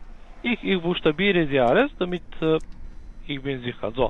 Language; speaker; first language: German; non-native, learner; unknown